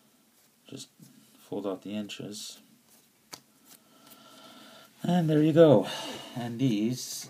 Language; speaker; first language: English; native; English